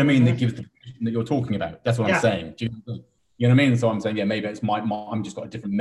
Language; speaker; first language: English; native; English